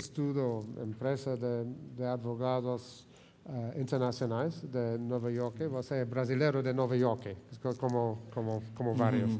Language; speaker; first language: Portuguese; non-native, fluent; Spanish